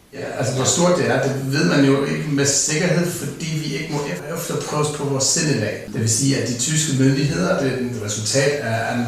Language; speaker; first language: Danish; native; Danish